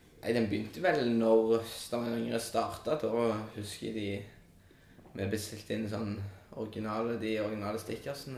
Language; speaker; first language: Norwegian; native; Norwegian